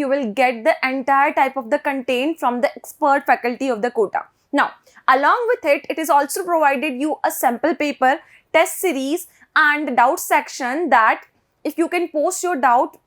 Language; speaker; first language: English; non-native, local second language; Hindi